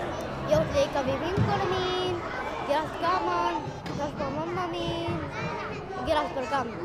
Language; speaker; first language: Icelandic; early bilingual, other home language; Arabic